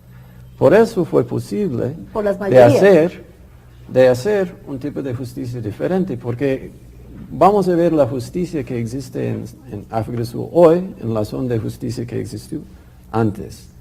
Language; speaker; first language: Spanish; non-native, fluent; English